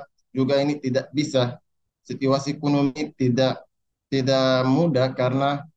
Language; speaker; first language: Indonesian; non-native, learner; Arabic